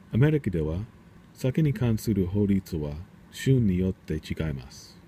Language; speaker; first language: Japanese; non-native, learner; English